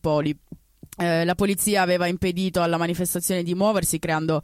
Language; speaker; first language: Italian; native; Italian